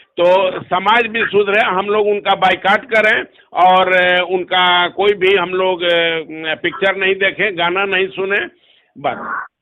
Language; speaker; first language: Hindi; non-native, local second language; Bhojpuri